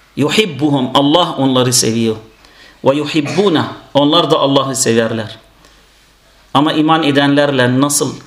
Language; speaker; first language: Turkish; non-native, fluent; Arabic